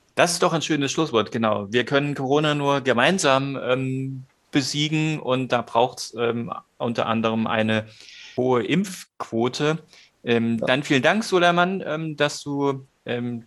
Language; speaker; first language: German; native; German